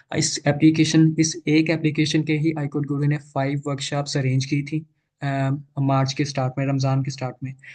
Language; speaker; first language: Urdu; non-native, local second language; Punjabi